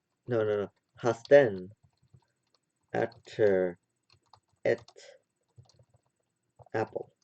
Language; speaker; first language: Swedish; non-native, learner; English